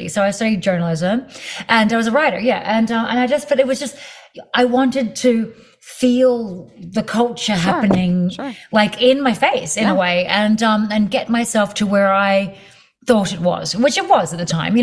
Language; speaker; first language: English; native; English